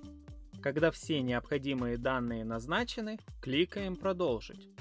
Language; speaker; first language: Russian; native; Russian